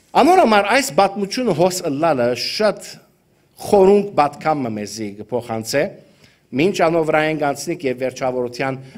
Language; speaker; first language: Armenian; early bilingual, heritage; Armenian